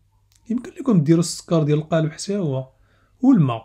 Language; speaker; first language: Arabic; native; Arabic